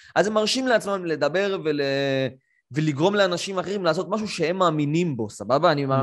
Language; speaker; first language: Hebrew; native; Hebrew